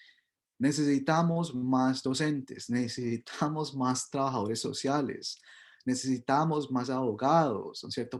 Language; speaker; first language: Spanish; early bilingual, heritage; Spanish